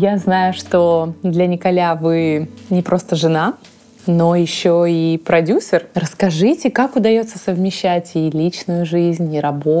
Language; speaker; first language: Russian; native; Russian